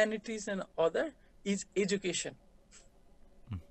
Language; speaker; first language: English; non-native, local second language; Nepali